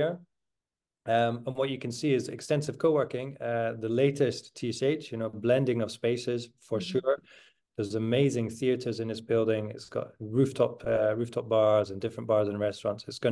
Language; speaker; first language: English; native; English